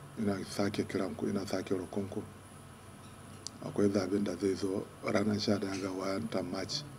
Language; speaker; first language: Hausa; non-native, local second language; Kanuri